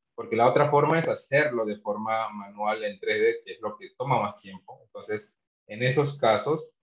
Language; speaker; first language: Spanish; non-native, local second language; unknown